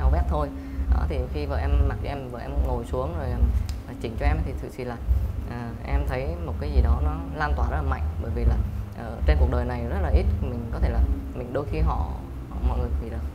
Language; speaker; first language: Vietnamese; native; Vietnamese